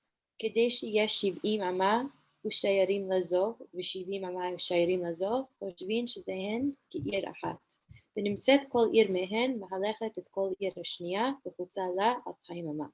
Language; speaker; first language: Hebrew; non-native, learner; English